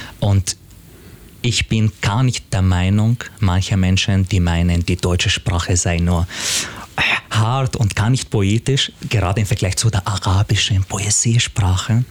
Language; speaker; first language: German; non-native, fluent; Arabic